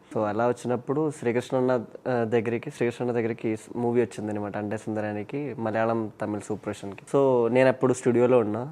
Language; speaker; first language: Telugu; non-native, local second language; Malayalam